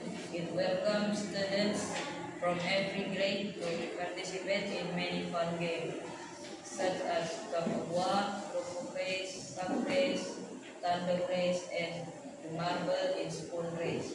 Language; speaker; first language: English; non-native, learner; Indonesian